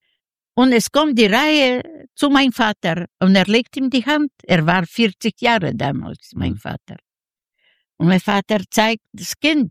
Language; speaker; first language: German; non-native, learner; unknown